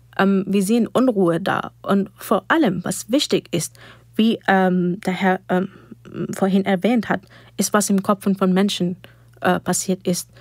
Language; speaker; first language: German; non-native, fluent; Persian